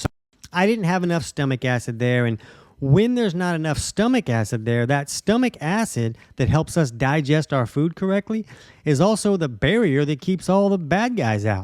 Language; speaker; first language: English; native; English